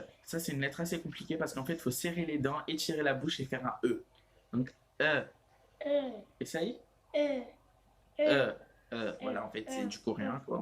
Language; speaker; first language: French; native; French